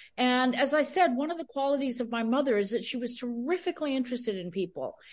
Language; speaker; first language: English; early bilingual, other home language; Spanish